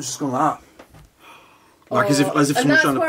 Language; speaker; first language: English; native; English